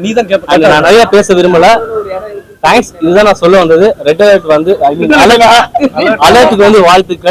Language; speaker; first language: Tamil; native; Tamil